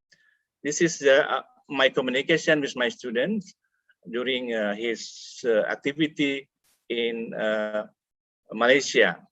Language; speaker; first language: English; non-native, fluent; Indonesian